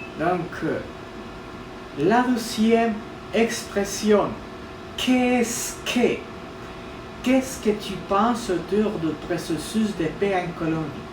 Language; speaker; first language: French; non-native, fluent; Spanish